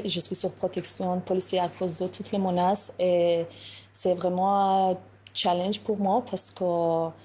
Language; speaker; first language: French; non-native, learner; Persian